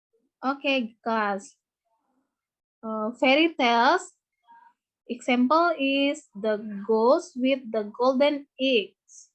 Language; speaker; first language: English; non-native, learner; Indonesian